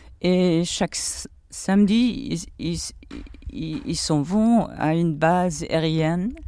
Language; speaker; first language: French; non-native, fluent; English